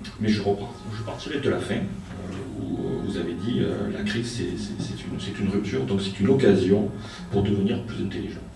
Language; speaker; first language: French; native; French